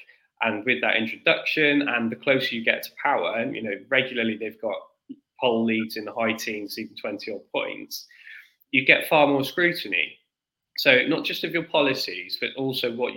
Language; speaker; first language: English; native; English